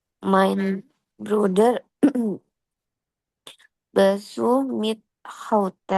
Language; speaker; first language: German; non-native, learner; Indonesian